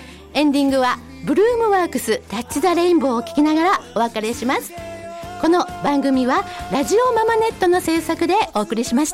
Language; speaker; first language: Japanese; native; Japanese